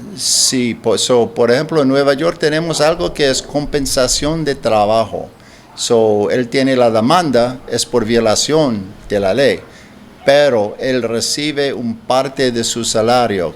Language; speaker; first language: Spanish; non-native, learner; English